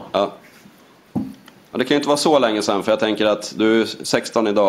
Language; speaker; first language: Swedish; native; Swedish